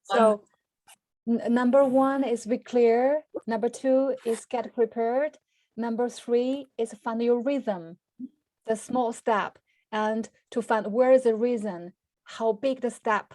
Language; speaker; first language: English; non-native, fluent; Chinese